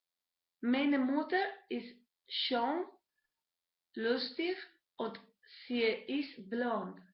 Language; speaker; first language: German; non-native, learner; Spanish